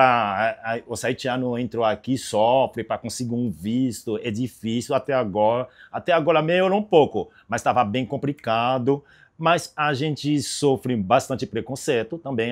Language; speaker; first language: Portuguese; non-native, learner; Haitian Creole